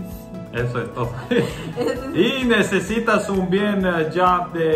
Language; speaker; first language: Spanish; non-native, learner; Croatian